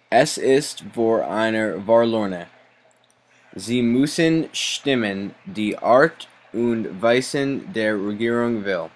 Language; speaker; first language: German; non-native, learner; English